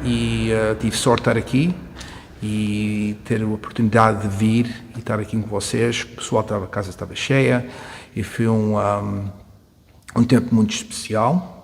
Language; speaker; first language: Portuguese; early bilingual, heritage; Portuguese